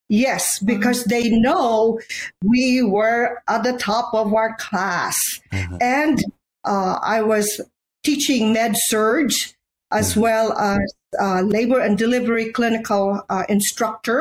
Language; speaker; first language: English; non-native, local second language; Hiligaynon